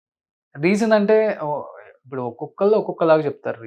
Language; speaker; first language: Telugu; native; Telugu